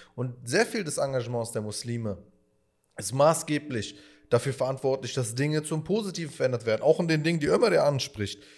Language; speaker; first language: German; early bilingual, other home language; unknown